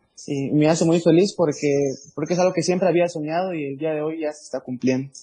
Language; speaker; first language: Spanish; native; Spanish